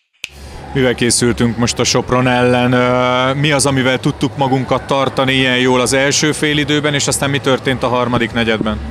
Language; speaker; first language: Hungarian; native; Hungarian